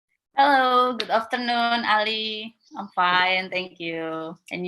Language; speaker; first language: English; non-native, fluent; Indonesian